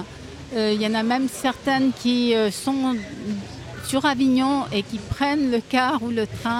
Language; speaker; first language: French; native; French